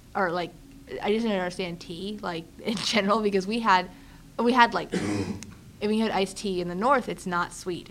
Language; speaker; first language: English; native; English